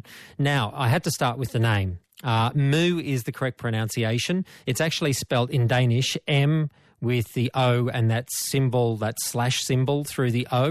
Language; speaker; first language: English; native; English